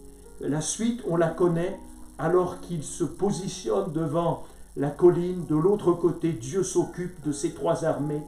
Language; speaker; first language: French; native; French